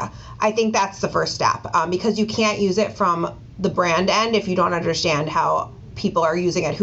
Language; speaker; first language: English; native; English